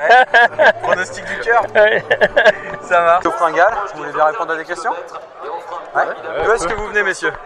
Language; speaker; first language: French; native; French